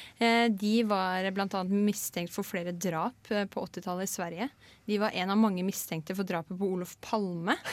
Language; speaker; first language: Norwegian; native; Norwegian